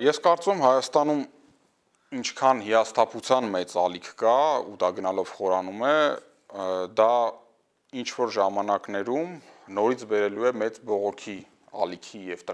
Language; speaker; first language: Armenian; native; Armenian